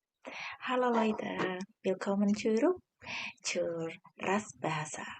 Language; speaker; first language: German; non-native, fluent; Indonesian